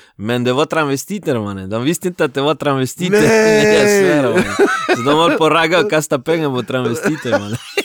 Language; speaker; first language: Swedish; early bilingual, other home language; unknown